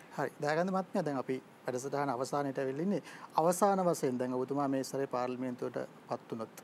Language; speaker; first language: Sinhala; native; Sinhala